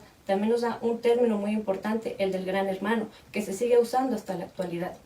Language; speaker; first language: Spanish; native; Spanish